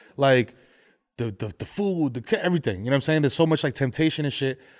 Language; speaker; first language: English; native; English